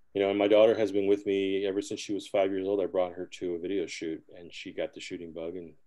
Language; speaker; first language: English; early bilingual, other home language; Spanish